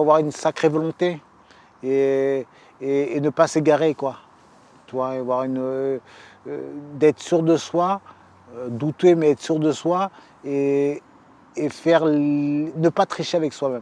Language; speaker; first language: French; native; French